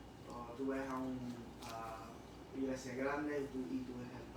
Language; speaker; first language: Spanish; early bilingual, heritage; Spanish